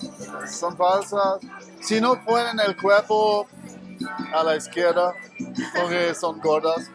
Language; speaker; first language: Spanish; non-native, learner; German